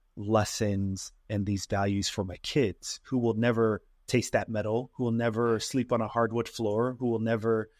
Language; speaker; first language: English; native; English